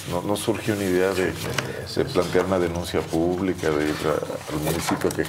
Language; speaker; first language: Spanish; native; Spanish